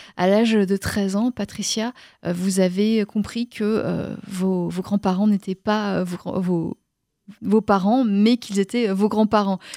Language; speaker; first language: French; native; French